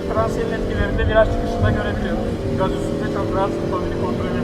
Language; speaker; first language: Turkish; native; Turkish